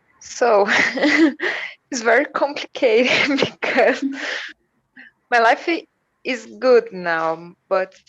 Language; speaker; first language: English; non-native, learner; Portuguese